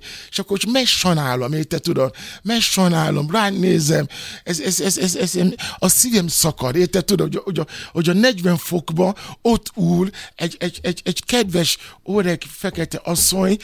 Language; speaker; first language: Hungarian; non-native, fluent; Yoruba